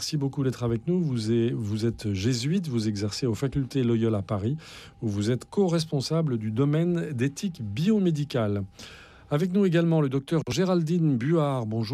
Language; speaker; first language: French; native; French